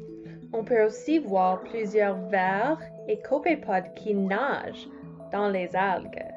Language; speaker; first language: French; non-native, learner; English